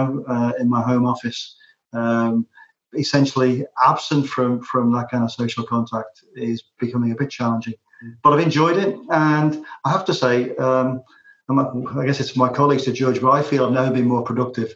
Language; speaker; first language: English; native; English